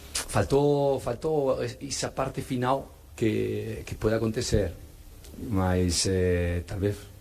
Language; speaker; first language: Portuguese; non-native, fluent; Spanish